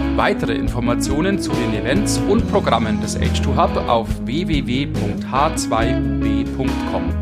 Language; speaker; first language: German; native; German